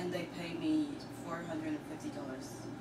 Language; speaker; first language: English; non-native, learner; Chinese